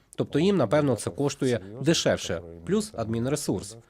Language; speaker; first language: Ukrainian; non-native, local second language; Russian